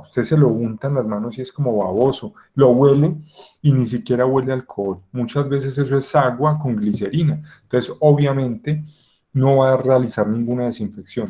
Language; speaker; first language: Spanish; native; Spanish